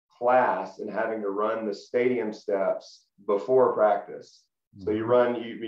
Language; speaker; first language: English; native; English